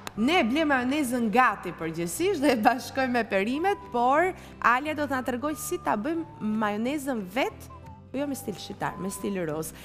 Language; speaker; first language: Albanian; native; Albanian